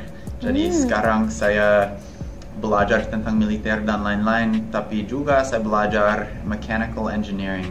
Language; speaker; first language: Indonesian; non-native, fluent; English